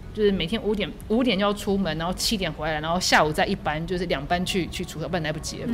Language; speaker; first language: Chinese; native; Chinese